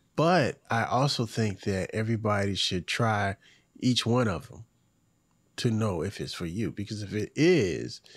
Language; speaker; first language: English; native; English